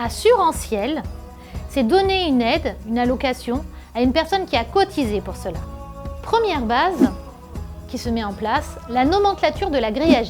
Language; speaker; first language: French; native; French